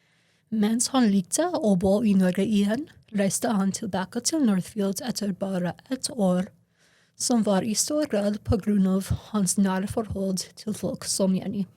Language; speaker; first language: Norwegian; non-native, learner; English